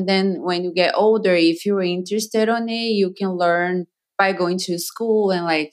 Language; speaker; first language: English; non-native, fluent; Portuguese